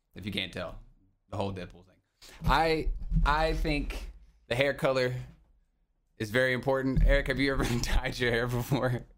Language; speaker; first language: English; native; English